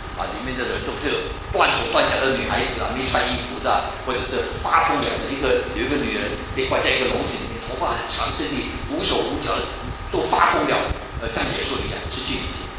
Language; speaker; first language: Chinese; native; Chinese